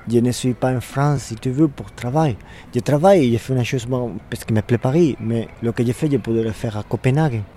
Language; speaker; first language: French; non-native, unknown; Spanish